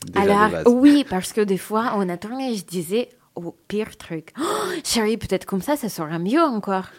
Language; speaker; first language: French; non-native, learner; Russian